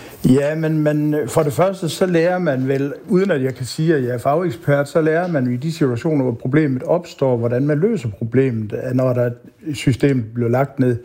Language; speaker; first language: Danish; native; Danish